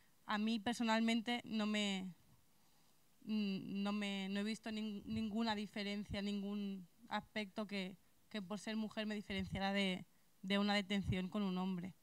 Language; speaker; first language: Spanish; native; Spanish